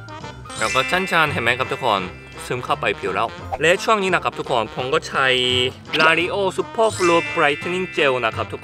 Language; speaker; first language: Thai; non-native, fluent; Korean